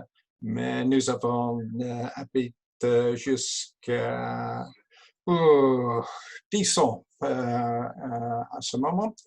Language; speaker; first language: French; non-native, learner; English